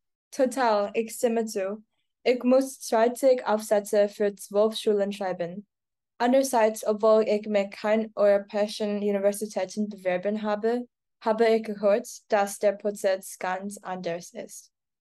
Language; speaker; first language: German; non-native, learner; English